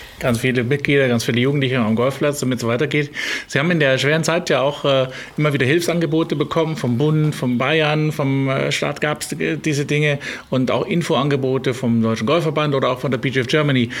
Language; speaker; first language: German; native; German